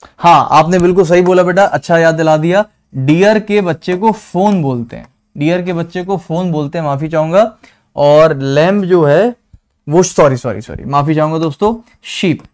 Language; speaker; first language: Hindi; native; Hindi